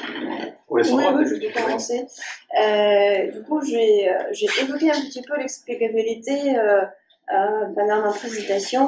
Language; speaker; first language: French; non-native, fluent; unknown